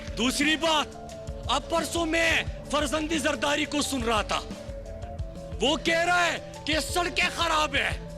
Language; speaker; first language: Urdu; non-native, local second language; Pashto